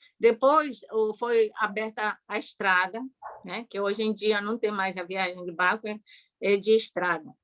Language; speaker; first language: Portuguese; early bilingual, other home language; Japanese